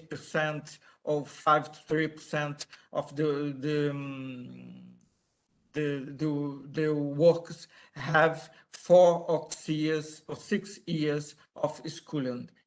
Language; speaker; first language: English; non-native, learner; Portuguese